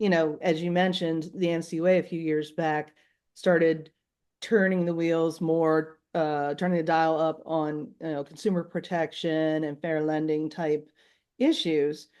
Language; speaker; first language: English; native; English